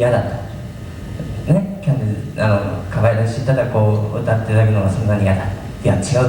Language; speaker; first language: Japanese; native; Japanese